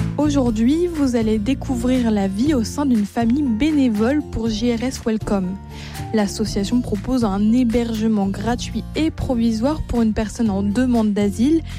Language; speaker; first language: French; native; French